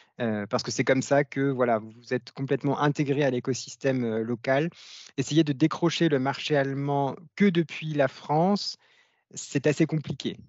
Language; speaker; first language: French; native; French